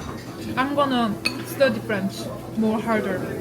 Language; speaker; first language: English; non-native, learner; Korean